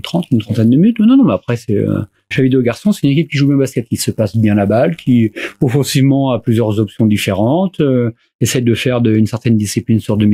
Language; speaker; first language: French; native; French